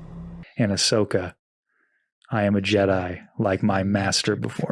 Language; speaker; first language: English; native; English